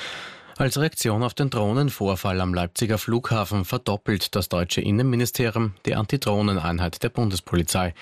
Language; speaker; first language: German; native; German